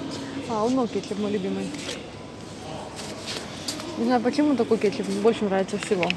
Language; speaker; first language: Russian; non-native, local second language; Ukrainian